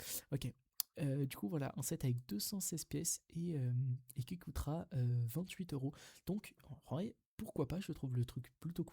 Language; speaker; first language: French; native; French